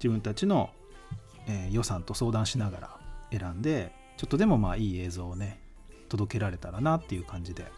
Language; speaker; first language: Japanese; native; Japanese